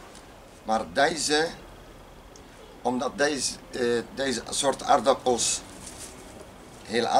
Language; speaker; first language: Dutch; non-native, learner; Arabic